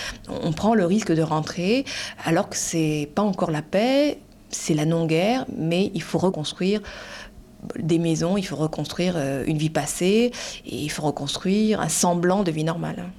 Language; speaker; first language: French; native; French